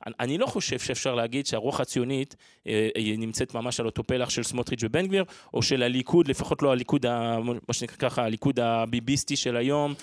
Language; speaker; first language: Hebrew; non-native, fluent; French